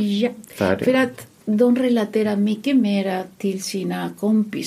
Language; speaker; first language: Swedish; non-native, fluent; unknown